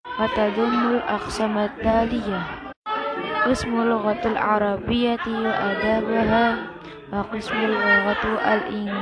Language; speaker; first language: Arabic; non-native, learner; Indonesian